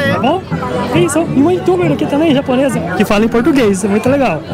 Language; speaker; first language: Portuguese; native; Portuguese